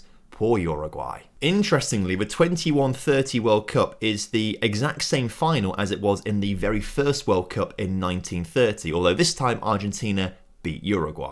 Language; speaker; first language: English; native; English